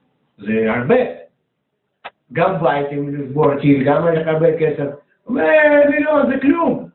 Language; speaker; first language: Hebrew; non-native, learner; Russian